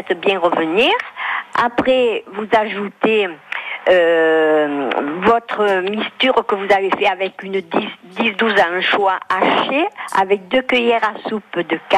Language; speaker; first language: French; native; French